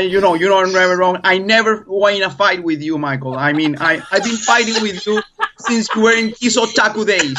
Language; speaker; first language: English; non-native, learner; Spanish